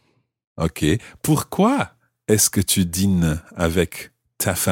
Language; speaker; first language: French; non-native, fluent; English